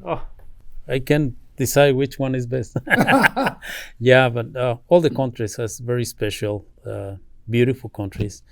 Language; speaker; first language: English; non-native, learner; Spanish